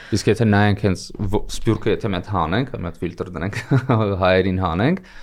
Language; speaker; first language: Armenian; native; Armenian